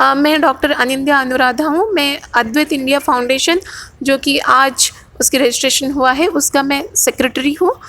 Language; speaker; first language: Hindi; non-native, local second language; Odia